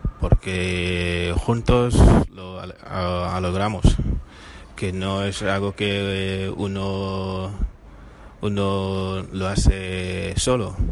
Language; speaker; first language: Spanish; non-native, fluent; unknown